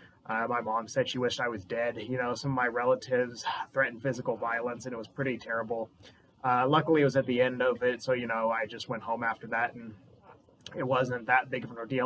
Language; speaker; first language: English; native; English